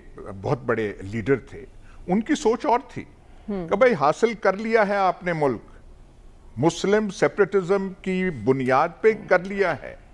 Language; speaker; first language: Urdu; non-native, local second language; Punjabi